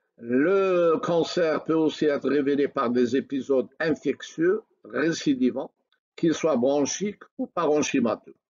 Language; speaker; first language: French; non-native, local second language; Arabic